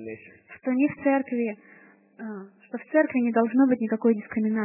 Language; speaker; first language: Russian; native; Russian